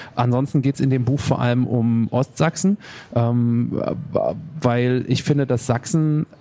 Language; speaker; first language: German; native; German